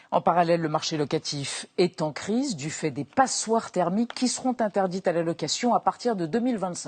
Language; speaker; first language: French; native; French